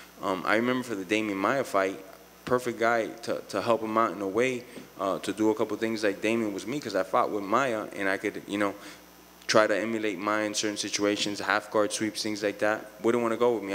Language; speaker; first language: English; early bilingual, other home language; Spanish